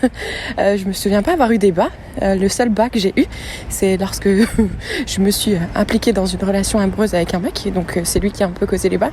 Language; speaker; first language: French; native; French